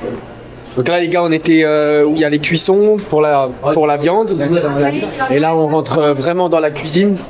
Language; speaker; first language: French; native; French